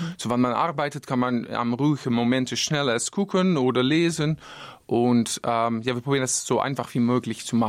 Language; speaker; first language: German; non-native, learner; Dutch